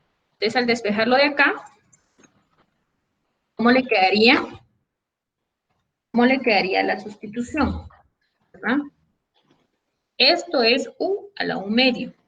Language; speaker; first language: Spanish; native; Spanish